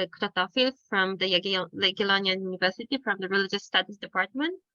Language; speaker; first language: English; non-native, fluent; Polish